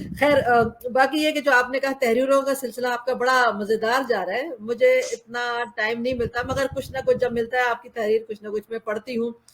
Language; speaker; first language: Urdu; native; Urdu